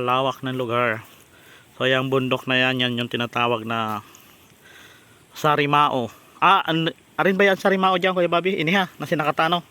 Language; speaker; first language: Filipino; non-native, local second language; Bikol